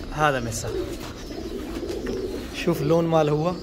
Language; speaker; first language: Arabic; non-native, learner; Urdu